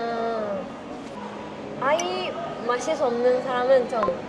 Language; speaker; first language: Korean; non-native, fluent; Japanese